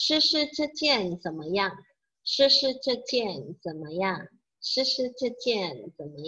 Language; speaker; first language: Chinese; non-native, fluent; Indonesian